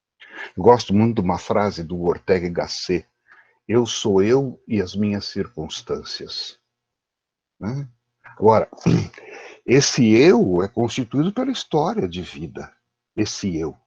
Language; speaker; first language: Portuguese; native; Portuguese